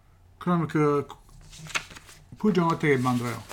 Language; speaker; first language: Korean; non-native, fluent; English